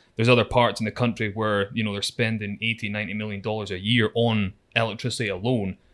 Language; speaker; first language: English; native; English